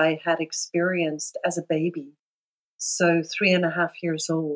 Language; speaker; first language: English; native; English